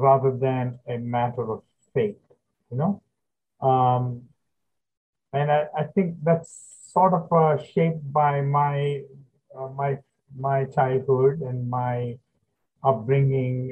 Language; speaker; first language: English; non-native, local second language; Telugu